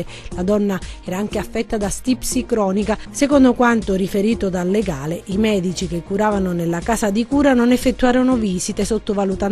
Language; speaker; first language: Italian; native; Italian